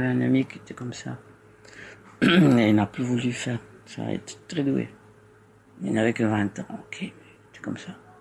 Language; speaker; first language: French; non-native, fluent; Spanish